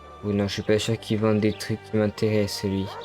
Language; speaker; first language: French; native; French